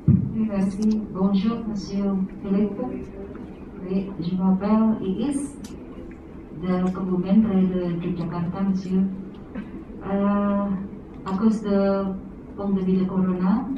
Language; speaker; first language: French; non-native, learner; Indonesian